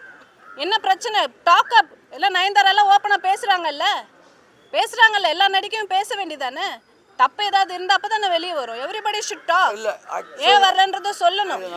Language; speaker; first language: Tamil; native; Tamil